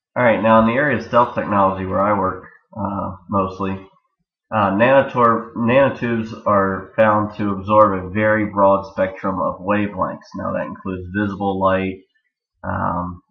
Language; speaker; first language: English; native; English